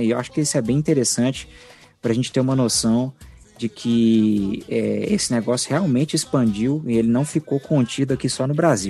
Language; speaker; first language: Portuguese; native; Portuguese